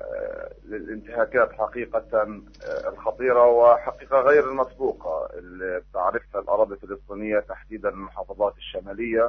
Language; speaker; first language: Arabic; native; Arabic